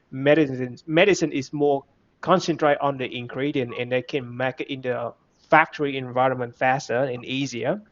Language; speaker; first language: English; non-native, fluent; Vietnamese